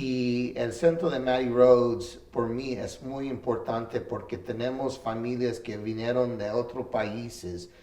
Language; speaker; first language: Spanish; early bilingual, heritage; English